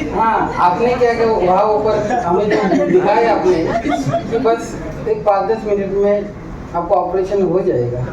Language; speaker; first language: Hindi; non-native, local second language; Marathi